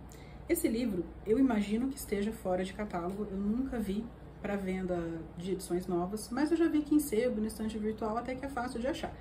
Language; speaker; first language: Portuguese; native; Portuguese